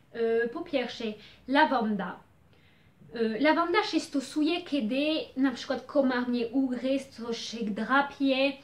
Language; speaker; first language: Polish; early bilingual, heritage; Polish